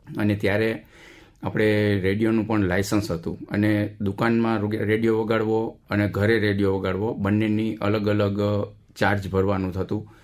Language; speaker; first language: Gujarati; native; Gujarati